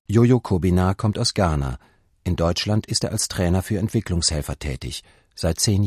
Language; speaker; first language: German; native; German